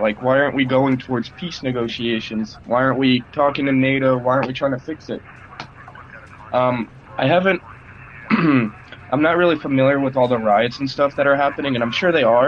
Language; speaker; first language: English; early bilingual, other home language; Russian